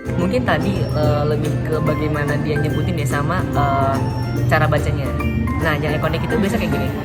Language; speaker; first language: Indonesian; native; Indonesian